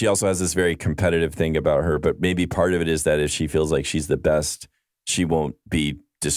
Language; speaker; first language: English; native; English